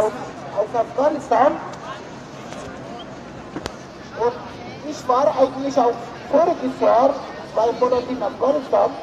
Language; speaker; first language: German; non-native, learner; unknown